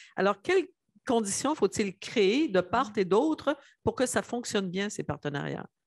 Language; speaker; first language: French; native; French